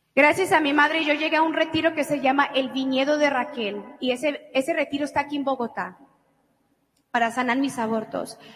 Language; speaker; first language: Spanish; early bilingual, heritage; Spanish